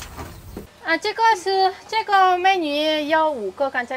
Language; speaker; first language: Chinese; non-native, fluent; Indonesian